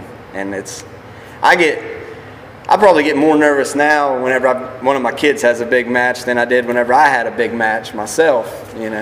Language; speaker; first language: English; native; English